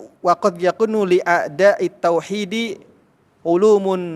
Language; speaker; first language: Arabic; non-native, learner; Indonesian